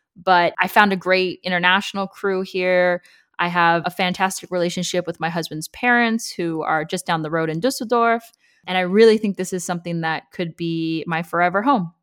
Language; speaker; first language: English; native; English